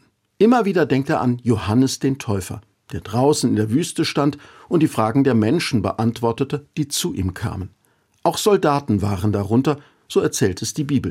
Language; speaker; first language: German; native; German